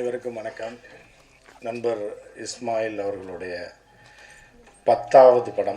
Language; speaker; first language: Tamil; native; Tamil